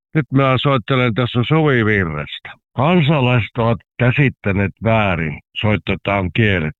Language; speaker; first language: Finnish; native; Finnish